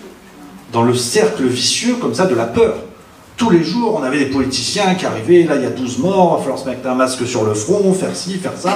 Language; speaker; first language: French; native; French